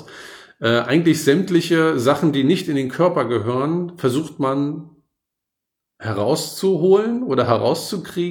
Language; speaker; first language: German; native; German